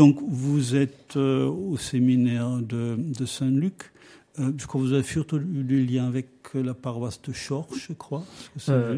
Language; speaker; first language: French; non-native, fluent; German